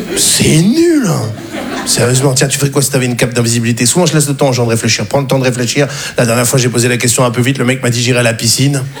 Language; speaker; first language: French; native; French